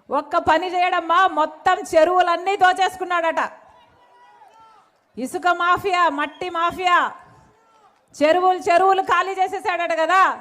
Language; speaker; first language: Telugu; native; Telugu